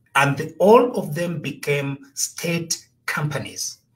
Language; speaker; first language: English; non-native, local second language; Bemba